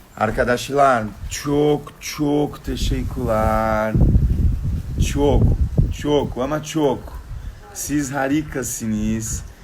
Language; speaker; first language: Turkish; non-native, learner; Portuguese